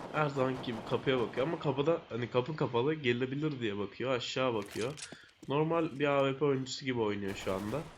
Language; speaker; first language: Turkish; native; Turkish